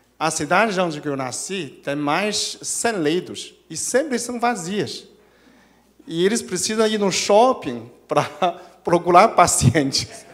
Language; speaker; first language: Portuguese; non-native, fluent; Chinese